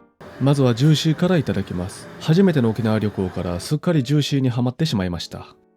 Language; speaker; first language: Japanese; native; Japanese